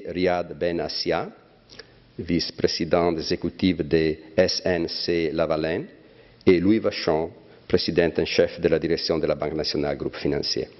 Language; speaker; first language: French; non-native, fluent; Italian